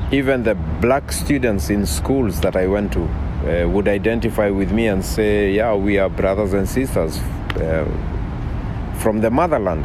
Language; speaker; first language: English; non-native, local second language; Masai